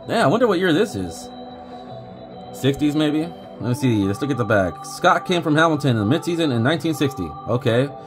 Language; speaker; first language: English; native; English